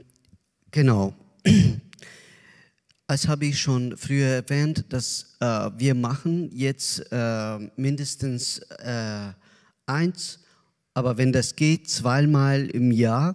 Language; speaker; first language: German; non-native, learner; Azerbaijani